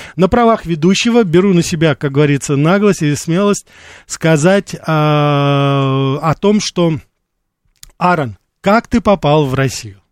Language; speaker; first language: Russian; native; Russian